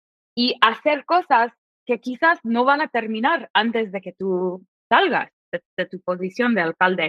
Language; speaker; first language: Spanish; non-native, fluent; English